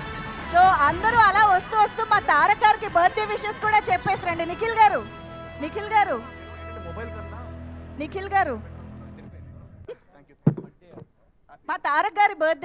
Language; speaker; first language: Telugu; native; Telugu